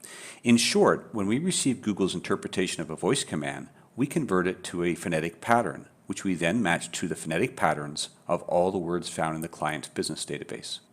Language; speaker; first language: English; native; English